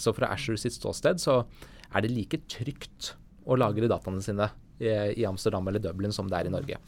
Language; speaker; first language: Norwegian; native; Norwegian